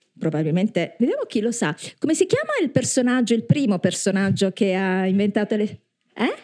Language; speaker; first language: Italian; native; Italian